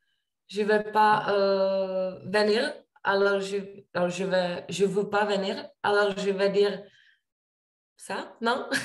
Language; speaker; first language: French; non-native, learner; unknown